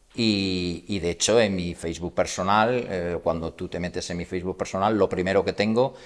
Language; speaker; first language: Spanish; native; Spanish